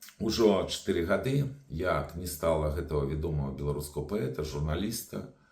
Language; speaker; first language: Belarusian; non-native, local second language; Russian